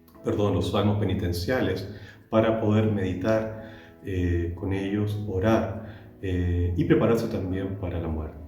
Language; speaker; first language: Spanish; native; Spanish